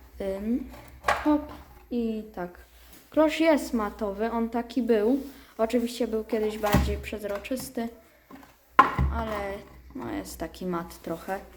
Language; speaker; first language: Polish; native; Polish